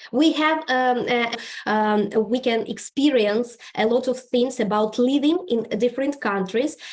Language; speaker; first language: English; non-native, fluent; Ukrainian